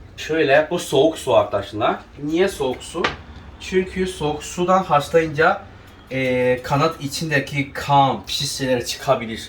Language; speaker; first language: Turkish; non-native, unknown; Chinese